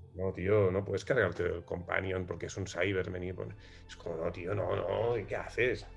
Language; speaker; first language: Spanish; non-native, local second language; Catalan